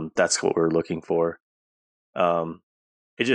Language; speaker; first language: English; native; English